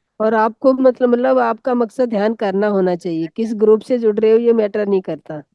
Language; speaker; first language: Hindi; native; Hindi